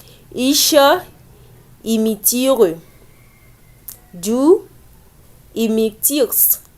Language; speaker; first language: German; non-native, learner; French